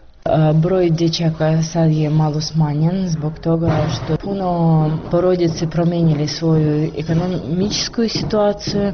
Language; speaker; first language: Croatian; non-native, learner; Russian